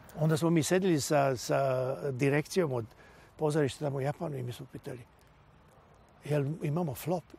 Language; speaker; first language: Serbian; non-native, local second language; Hungarian